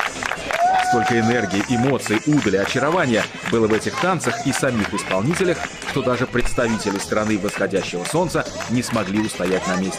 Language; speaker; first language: Russian; native; Russian